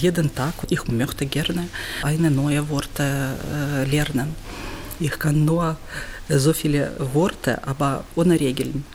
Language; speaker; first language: German; non-native, learner; Ukrainian